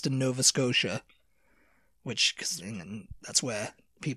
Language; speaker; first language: English; native; English